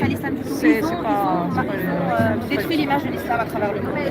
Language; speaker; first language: French; native; French